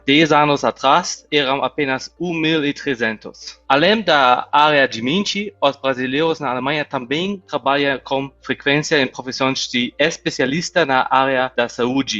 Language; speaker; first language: Portuguese; non-native, fluent; German